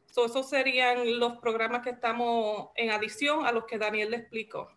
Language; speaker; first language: Spanish; early bilingual, heritage; Spanish